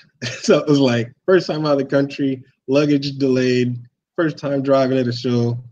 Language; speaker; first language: English; native; English